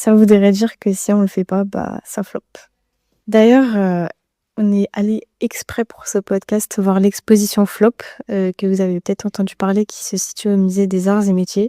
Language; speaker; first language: French; native; French